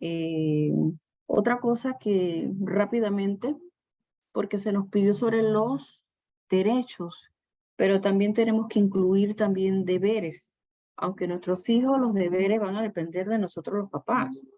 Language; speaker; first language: Spanish; native; Spanish